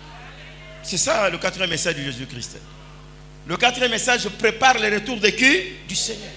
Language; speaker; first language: French; non-native, local second language; Lingala